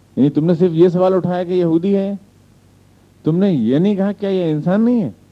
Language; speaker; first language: Urdu; native; Urdu